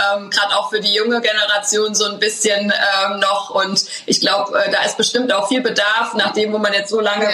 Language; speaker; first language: German; native; German